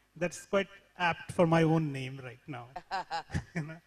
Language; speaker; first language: English; non-native, local second language; Punjabi